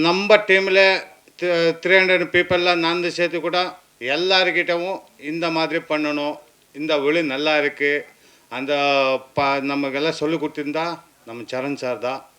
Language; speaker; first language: Tamil; non-native, learner; Kannada